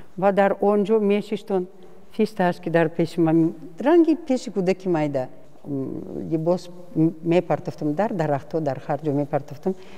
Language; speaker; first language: Tajik; non-native, fluent; Russian